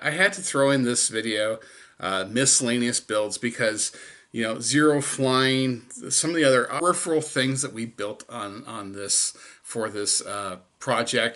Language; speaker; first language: English; native; English